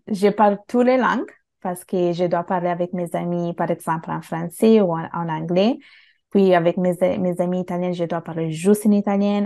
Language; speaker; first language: French; non-native, fluent; Bangla